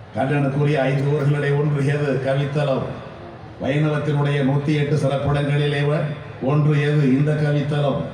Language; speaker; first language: Tamil; native; Tamil